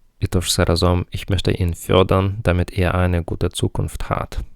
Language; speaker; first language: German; non-native, fluent; Ukrainian